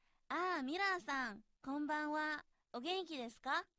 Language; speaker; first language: Japanese; non-native, fluent; Chinese